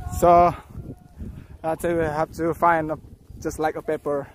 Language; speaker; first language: English; non-native, learner; Indonesian